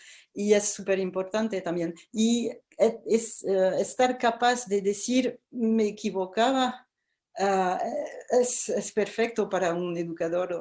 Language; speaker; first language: Spanish; non-native, fluent; French